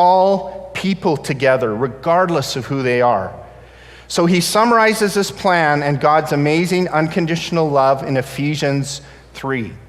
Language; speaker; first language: English; native; English